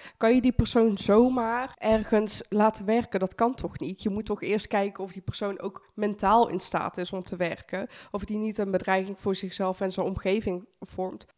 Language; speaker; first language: Dutch; early bilingual, other home language; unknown